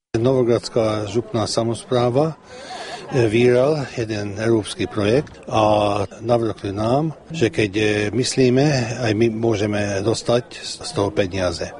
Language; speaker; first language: Slovak; early bilingual, heritage; Slovak